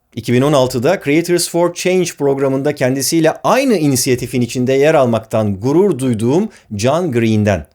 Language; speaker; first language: Turkish; native; Turkish